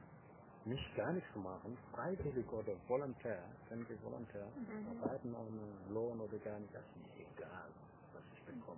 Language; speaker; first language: German; non-native, learner; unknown